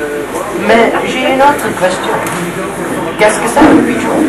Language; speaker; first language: French; non-native, learner; Dutch